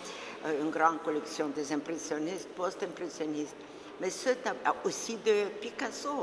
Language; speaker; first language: French; non-native, fluent; Russian